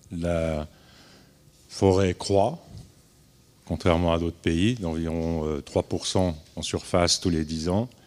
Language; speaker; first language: French; native; French